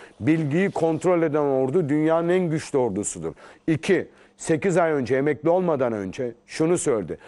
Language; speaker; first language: Turkish; native; Turkish